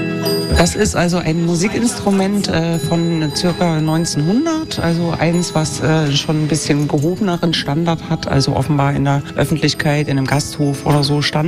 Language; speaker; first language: German; native; German